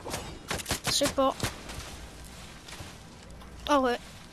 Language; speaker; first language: French; native; French